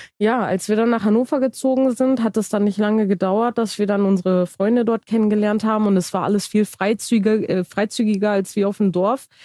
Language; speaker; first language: German; early bilingual, other home language; Turkish